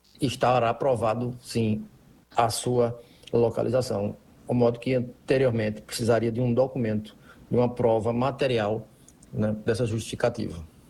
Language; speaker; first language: Portuguese; native; Portuguese